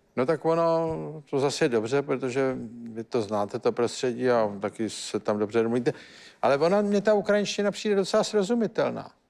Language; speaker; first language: Czech; native; Czech